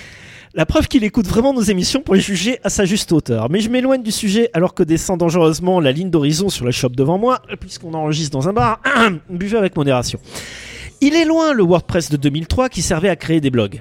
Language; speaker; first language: French; native; French